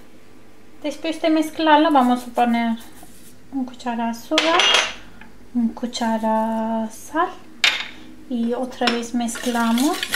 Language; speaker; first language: Spanish; non-native, learner; Turkish